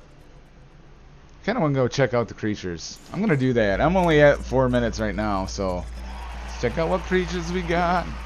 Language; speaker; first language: English; native; English